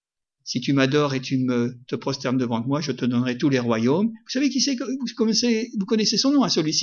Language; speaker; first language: French; native; French